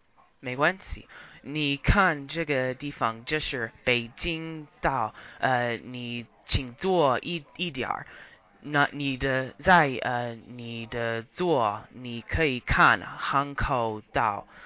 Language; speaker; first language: Chinese; non-native, learner; English